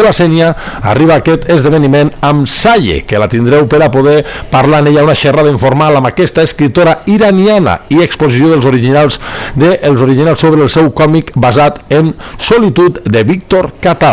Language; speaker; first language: Catalan; native; Catalan